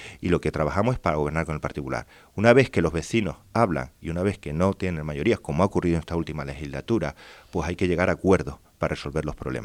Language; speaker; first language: Spanish; native; Spanish